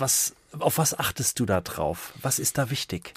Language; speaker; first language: German; native; German